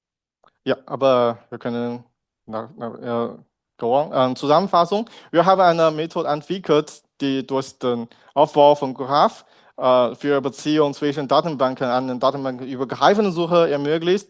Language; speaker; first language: German; non-native, learner; Chinese